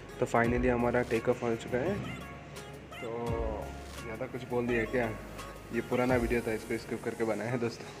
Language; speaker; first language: Hindi; non-native, local second language; Bangla